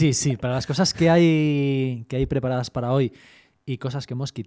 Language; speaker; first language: Spanish; native; Spanish